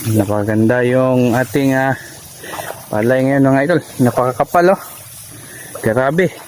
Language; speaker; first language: Filipino; non-native, local second language; Hiligaynon